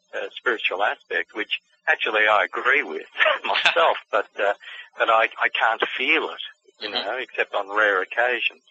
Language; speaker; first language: English; native; English